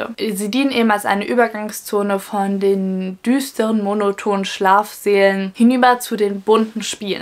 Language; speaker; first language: German; native; German